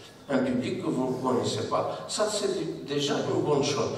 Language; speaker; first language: French; non-native, local second language; Arabic